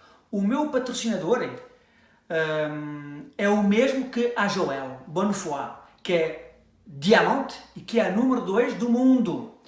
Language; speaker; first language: Portuguese; early bilingual, heritage; French